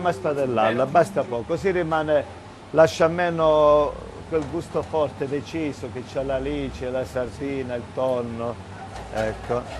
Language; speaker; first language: Italian; native; Italian